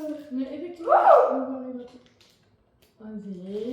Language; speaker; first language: French; native; French